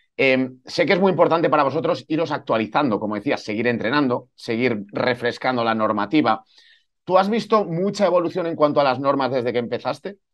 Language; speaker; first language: Spanish; native; Spanish